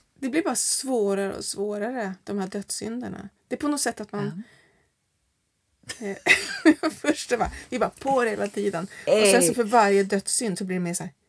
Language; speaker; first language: Swedish; native; Swedish